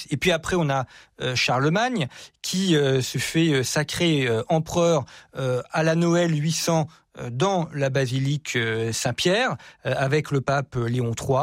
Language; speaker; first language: French; native; French